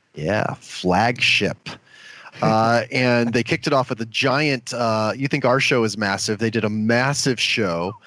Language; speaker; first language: English; native; English